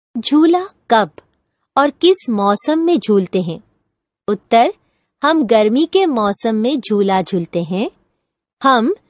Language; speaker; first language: Hindi; non-native, local second language; Gujarati